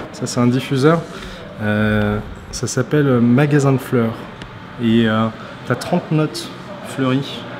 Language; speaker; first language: French; native; French